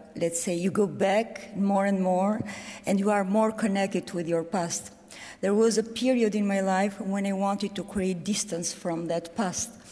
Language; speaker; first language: English; non-native, fluent; Albanian